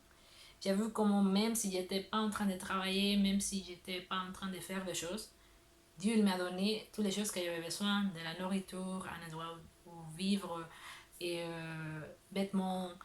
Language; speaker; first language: French; non-native, learner; Spanish